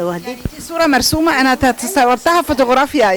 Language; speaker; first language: Arabic; native; Arabic